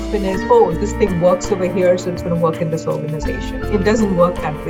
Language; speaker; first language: English; non-native, local second language; Hindi